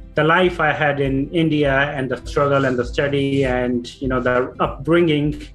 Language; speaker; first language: English; non-native, local second language; Punjabi